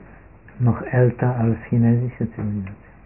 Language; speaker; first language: German; non-native, fluent; Czech